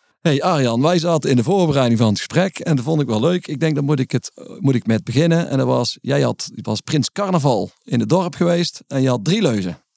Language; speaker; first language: Dutch; native; Dutch